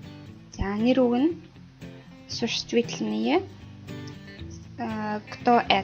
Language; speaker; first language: Russian; non-native, learner; Mongolian